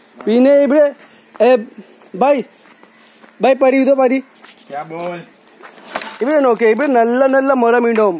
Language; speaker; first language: Malayalam; non-native, learner; Hindi